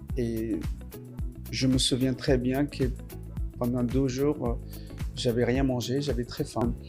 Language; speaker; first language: French; non-native, fluent; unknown